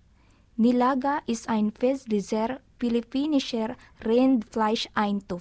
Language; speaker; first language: German; non-native, learner; Filipino